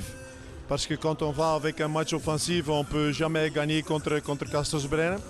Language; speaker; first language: French; non-native, local second language; Dutch